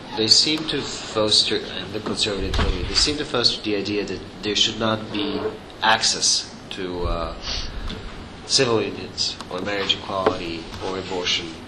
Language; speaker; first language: English; non-native, fluent; Slovak